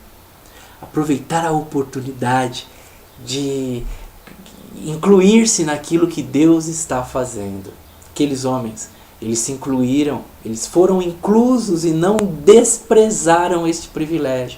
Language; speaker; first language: Portuguese; native; Portuguese